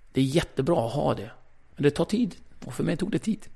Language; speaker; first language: Swedish; early bilingual, other home language; Kurdish